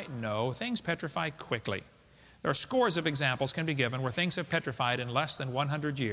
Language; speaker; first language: English; native; English